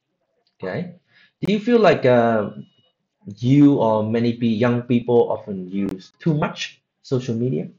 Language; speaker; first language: English; non-native, fluent; Vietnamese